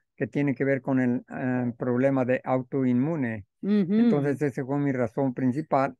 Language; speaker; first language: Spanish; native; Spanish